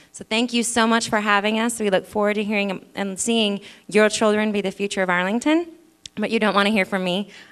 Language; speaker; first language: English; native; English